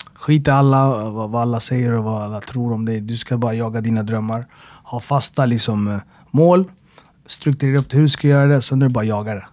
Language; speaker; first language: Swedish; early bilingual, other home language; Amharic